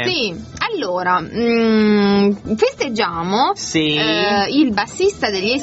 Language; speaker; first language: Italian; native; Italian